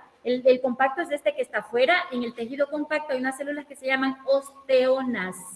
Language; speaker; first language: Spanish; native; Spanish